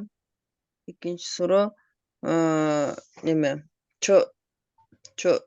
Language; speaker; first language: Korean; non-native, learner; Kyrgyz